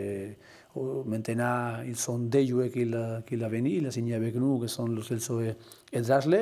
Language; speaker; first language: French; non-native, learner; Spanish